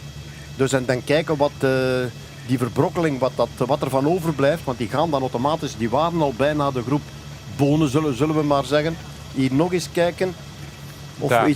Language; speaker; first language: Dutch; native; Dutch